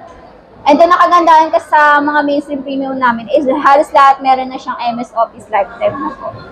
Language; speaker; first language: Filipino; native; Filipino